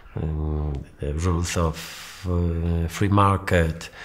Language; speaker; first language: English; non-native, fluent; Polish